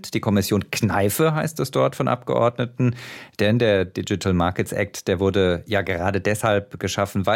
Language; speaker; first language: German; native; German